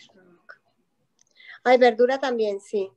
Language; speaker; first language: Spanish; native; Spanish